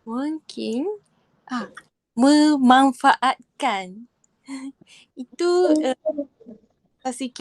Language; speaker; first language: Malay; non-native, fluent; Japanese